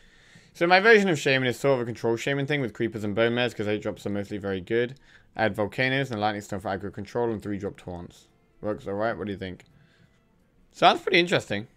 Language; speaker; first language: English; native; English